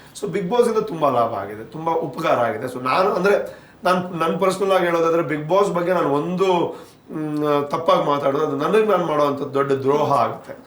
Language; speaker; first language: Kannada; non-native, local second language; Tulu